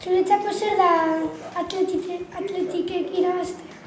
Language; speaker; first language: Basque; non-native, local second language; Spanish